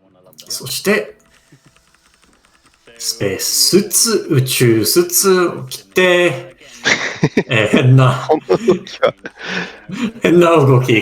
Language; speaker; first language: Japanese; non-native, fluent; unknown